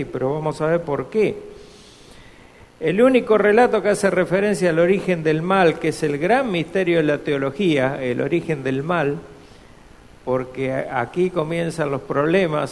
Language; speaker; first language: Spanish; native; Spanish